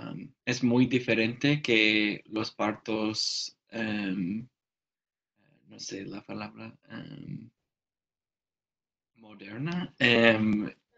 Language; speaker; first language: Spanish; non-native, learner; English